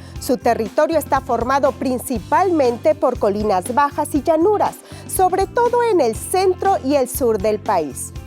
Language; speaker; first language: Spanish; native; Spanish